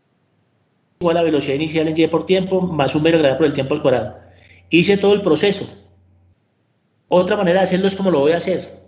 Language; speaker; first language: Spanish; native; Spanish